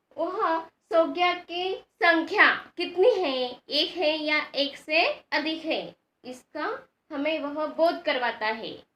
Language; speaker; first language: Hindi; non-native, local second language; Marathi